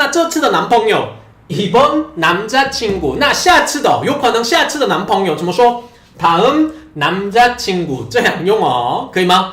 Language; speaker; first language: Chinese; non-native, fluent; Korean